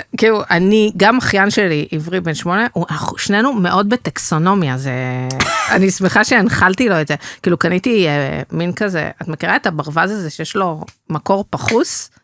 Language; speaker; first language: Hebrew; native; Hebrew